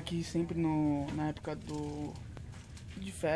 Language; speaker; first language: Portuguese; native; Portuguese